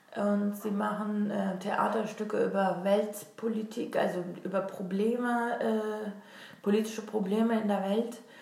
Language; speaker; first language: German; non-native, fluent; Turkish